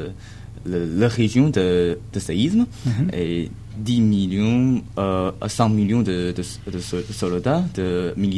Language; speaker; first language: French; non-native, learner; Chinese